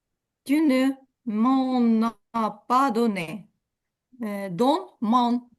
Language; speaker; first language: French; non-native, learner; Ukrainian